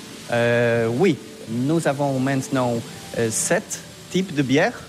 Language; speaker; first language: French; non-native, learner; Polish